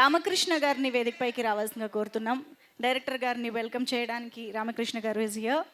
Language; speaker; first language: Telugu; native; Telugu